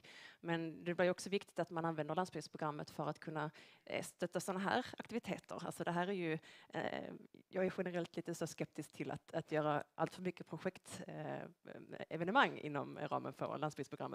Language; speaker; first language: Swedish; native; Swedish